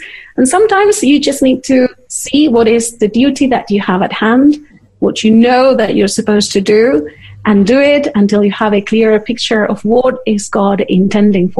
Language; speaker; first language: English; non-native, fluent; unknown